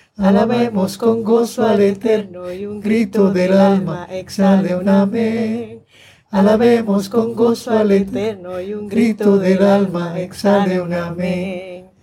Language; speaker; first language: Spanish; native; Spanish